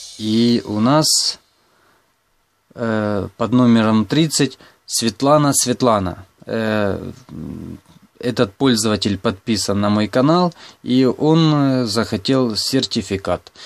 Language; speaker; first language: Russian; non-native, local second language; Ukrainian